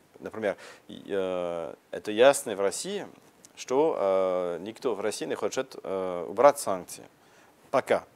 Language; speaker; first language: Russian; non-native, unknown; French